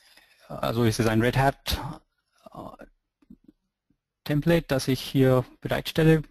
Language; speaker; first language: German; non-native, fluent; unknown